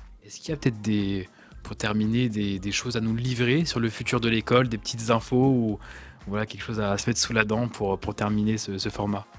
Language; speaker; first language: French; native; French